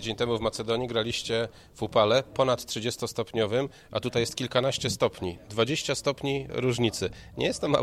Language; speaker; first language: Polish; native; Polish